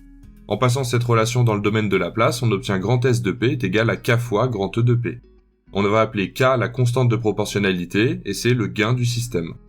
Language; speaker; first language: French; native; French